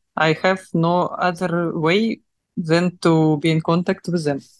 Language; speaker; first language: English; non-native, learner; Russian